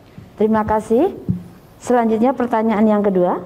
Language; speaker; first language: Indonesian; native; Indonesian